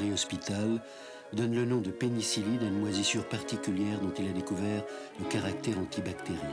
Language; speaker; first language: French; native; French